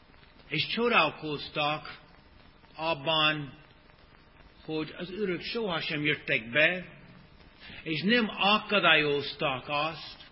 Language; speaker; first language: Hungarian; non-native, fluent; English